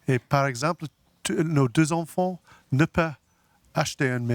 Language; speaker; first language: French; non-native, learner; English